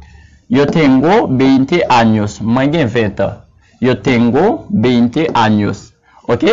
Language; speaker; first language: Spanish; non-native, learner; Haitian Creole